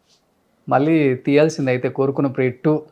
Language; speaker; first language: Telugu; native; Telugu